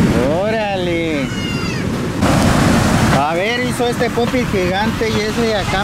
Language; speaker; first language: Spanish; native; Spanish